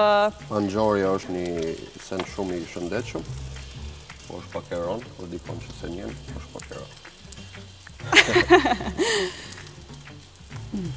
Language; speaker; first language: Albanian; early bilingual, heritage; Albanian